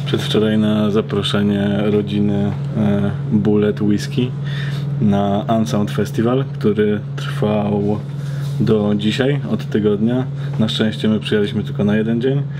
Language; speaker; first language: Polish; native; Polish